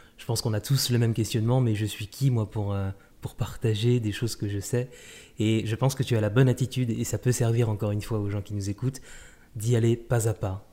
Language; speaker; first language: French; native; French